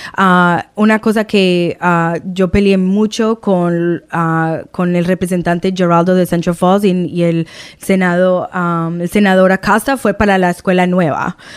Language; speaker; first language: Spanish; early bilingual, heritage; Spanish